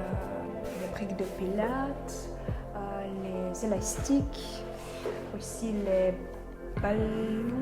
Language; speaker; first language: French; non-native, fluent; Russian